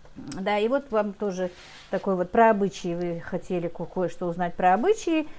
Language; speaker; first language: Russian; non-native, local second language; Ingush